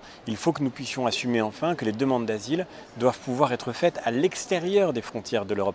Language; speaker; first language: French; native; French